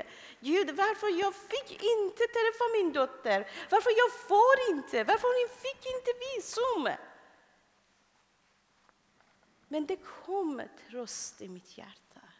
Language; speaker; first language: Swedish; non-native, fluent; Persian